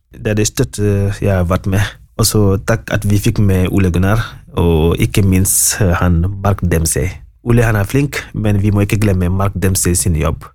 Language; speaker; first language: Norwegian; non-native, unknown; Wolof